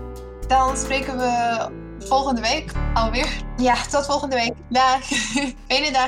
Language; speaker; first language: Dutch; non-native, fluent; Serbian